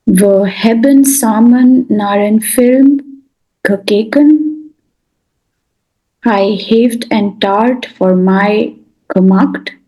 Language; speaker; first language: Dutch; non-native, learner; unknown